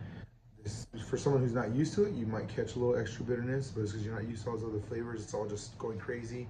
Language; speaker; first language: English; native; English